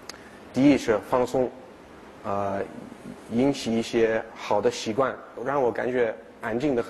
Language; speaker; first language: Chinese; non-native, fluent; English